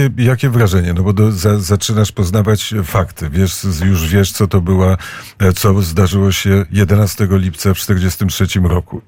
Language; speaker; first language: Polish; native; Polish